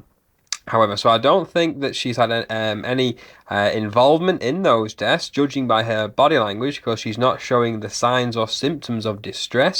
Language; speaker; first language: English; native; English